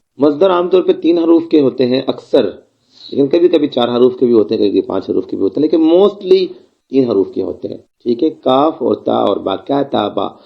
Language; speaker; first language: Urdu; non-native, local second language; Baluchi